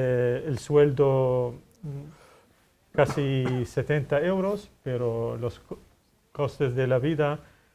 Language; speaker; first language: Spanish; non-native, fluent; Arabic